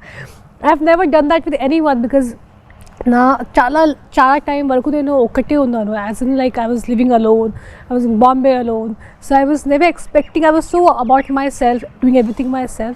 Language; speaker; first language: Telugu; non-native, fluent; Hindi